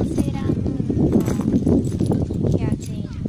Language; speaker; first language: Japanese; non-native, fluent; German